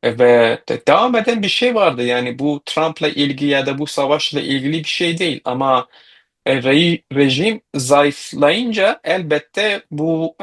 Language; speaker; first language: Turkish; non-native, fluent; Kurdish